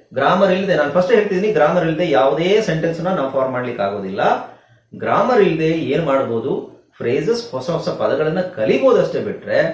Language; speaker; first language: Kannada; native; Kannada